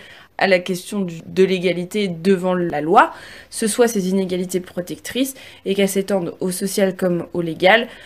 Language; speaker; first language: French; native; French